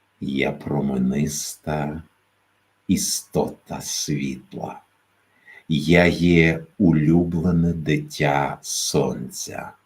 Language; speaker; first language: Ukrainian; native; Ukrainian